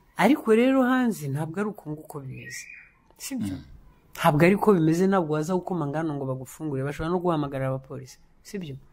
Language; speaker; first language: Kinyarwanda; early bilingual, heritage; Kinyarwanda